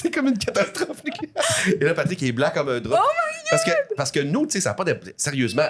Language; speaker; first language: French; native; French